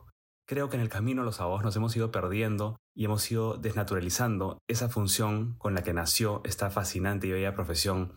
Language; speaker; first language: Spanish; native; Spanish